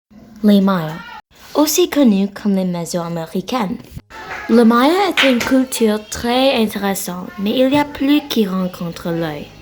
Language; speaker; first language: French; non-native, local second language; English